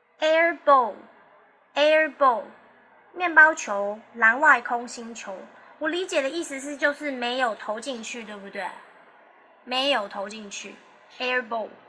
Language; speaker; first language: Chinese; early bilingual, heritage; Chinese